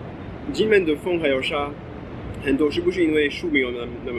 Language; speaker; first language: Chinese; non-native, fluent; French